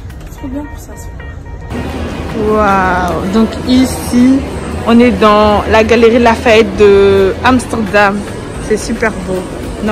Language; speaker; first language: French; native; French